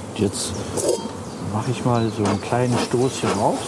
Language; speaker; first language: German; native; German